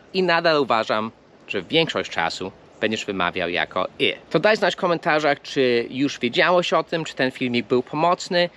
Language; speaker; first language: Polish; non-native, fluent; English